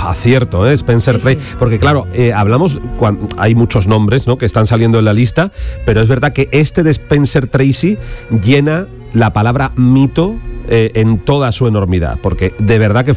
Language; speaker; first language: Spanish; native; Spanish